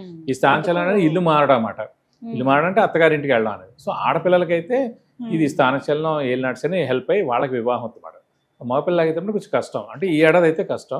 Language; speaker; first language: Telugu; native; Telugu